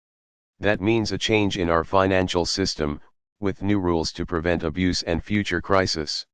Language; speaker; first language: English; native; English